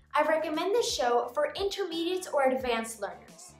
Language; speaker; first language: English; native; English